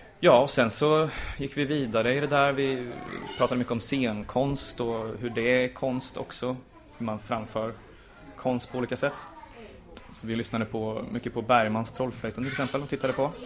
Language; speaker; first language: Swedish; native; Swedish